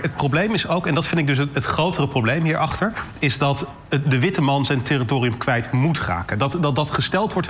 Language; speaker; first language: Dutch; native; Dutch